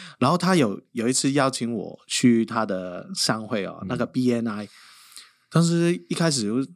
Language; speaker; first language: Chinese; non-native, local second language; Cantonese